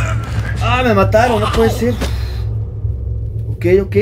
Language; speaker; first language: Spanish; native; Spanish